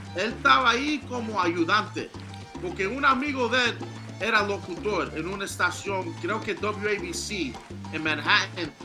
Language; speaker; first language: Spanish; early bilingual, heritage; Spanish